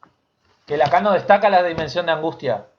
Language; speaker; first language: Spanish; native; Spanish